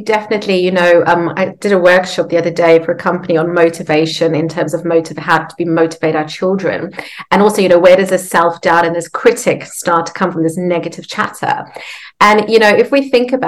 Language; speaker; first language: English; native; English